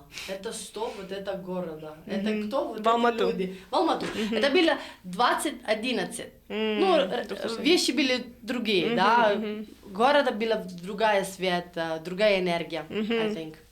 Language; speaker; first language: Russian; non-native, learner; Italian